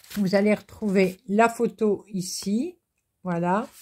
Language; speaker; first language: French; native; French